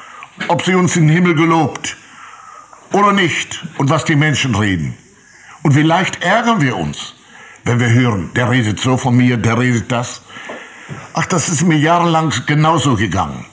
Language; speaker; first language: German; native; German